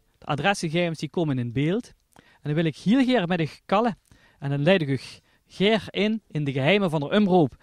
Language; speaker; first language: Dutch; native; Dutch